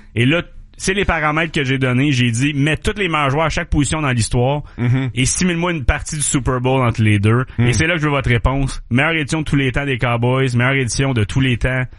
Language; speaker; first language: French; native; French